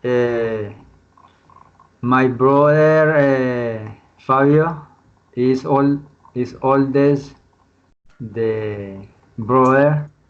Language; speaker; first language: English; non-native, learner; Spanish